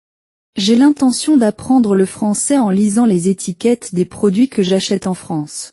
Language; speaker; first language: French; non-native, learner; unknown